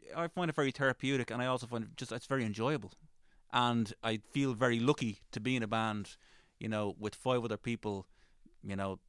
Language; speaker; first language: English; native; English